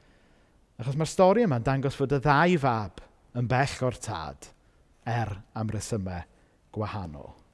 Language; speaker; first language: Welsh; native; Welsh